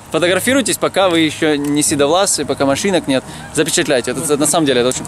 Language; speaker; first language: Russian; native; Russian